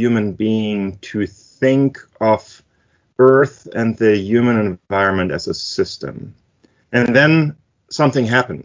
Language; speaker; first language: English; non-native, fluent; German